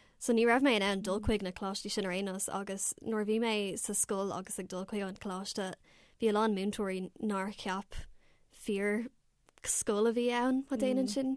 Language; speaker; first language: Irish; non-native, local second language; English